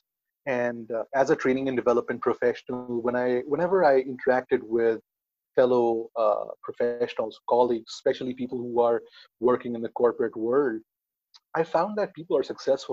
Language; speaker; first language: English; non-native, local second language; Hindi